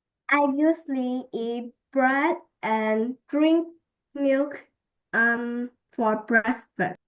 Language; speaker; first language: English; non-native, learner; Vietnamese